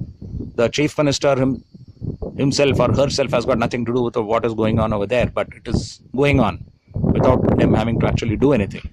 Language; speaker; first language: English; non-native, local second language; Tamil